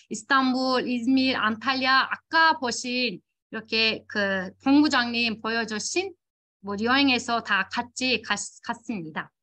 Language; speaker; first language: Korean; non-native, fluent; Turkish